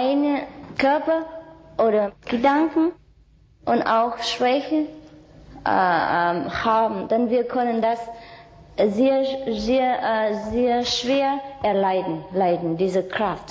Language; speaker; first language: German; non-native, learner; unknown